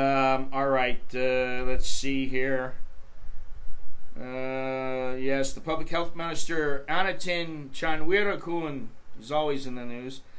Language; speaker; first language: English; native; English